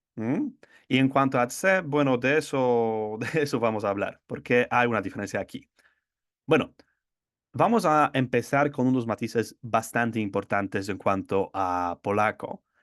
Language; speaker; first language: Spanish; non-native, fluent; Polish